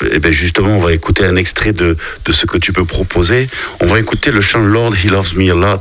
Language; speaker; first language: French; native; French